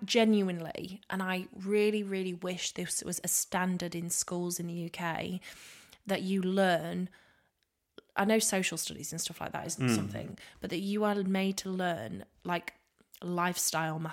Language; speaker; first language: English; native; English